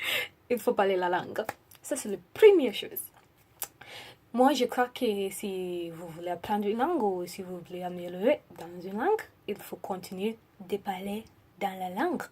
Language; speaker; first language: French; non-native, learner; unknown